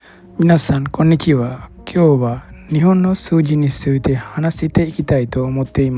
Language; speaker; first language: Japanese; non-native, fluent; Sinhala